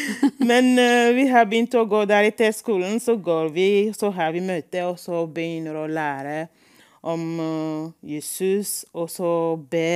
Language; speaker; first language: Norwegian; non-native, fluent; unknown